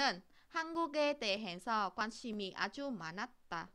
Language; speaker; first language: Korean; non-native, learner; Vietnamese